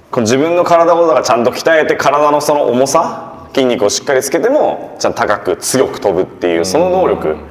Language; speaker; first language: Japanese; native; Japanese